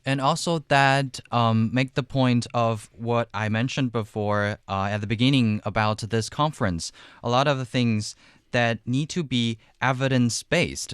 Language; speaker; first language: English; non-native, fluent; Chinese